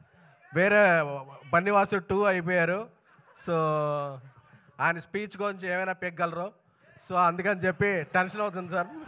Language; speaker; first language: Telugu; native; Telugu